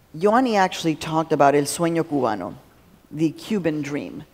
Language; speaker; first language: English; early bilingual, other home language; Spanish